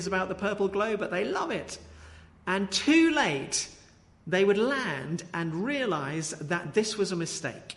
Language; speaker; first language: English; native; English